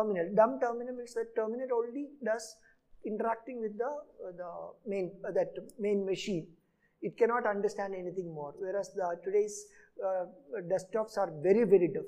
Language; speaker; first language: English; non-native, local second language; Malayalam